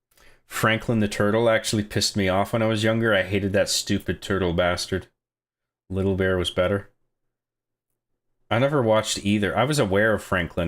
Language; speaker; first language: English; native; English